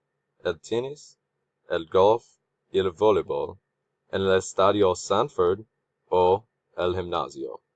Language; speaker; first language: Spanish; non-native, learner; English